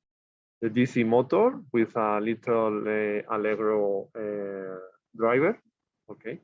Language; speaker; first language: English; non-native, learner; Spanish